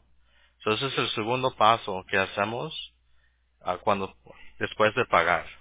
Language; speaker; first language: Spanish; early bilingual, heritage; Spanish